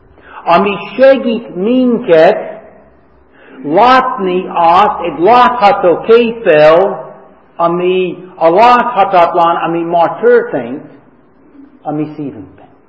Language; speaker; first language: Hungarian; non-native, fluent; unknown